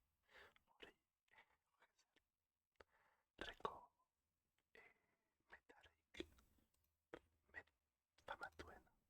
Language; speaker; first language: Basque; non-native, learner; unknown